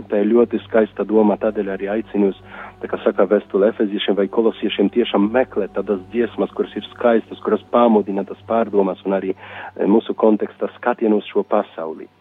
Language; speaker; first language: Latvian; non-native, fluent; Polish